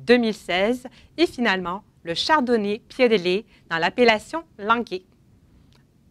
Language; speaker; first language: French; native; French